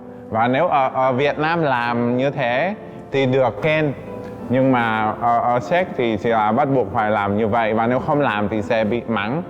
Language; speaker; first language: Vietnamese; non-native, fluent; Czech